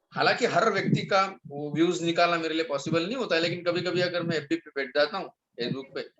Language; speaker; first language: Hindi; non-native, local second language; Marathi